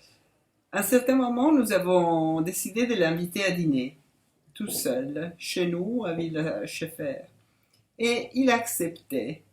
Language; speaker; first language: French; non-native, fluent; Italian